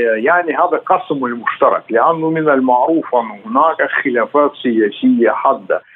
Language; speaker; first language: Arabic; non-native, fluent; Russian